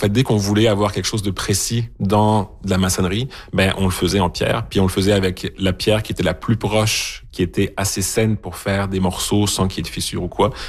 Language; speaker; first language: French; native; French